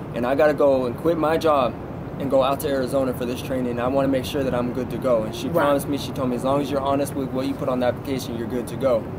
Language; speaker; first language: English; native; English